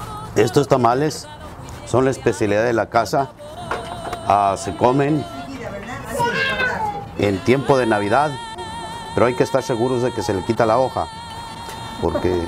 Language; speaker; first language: Spanish; native; Spanish